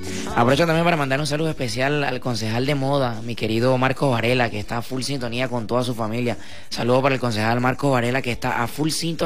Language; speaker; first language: Spanish; native; Spanish